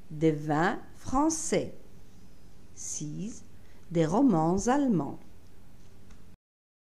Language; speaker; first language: French; non-native, fluent; Italian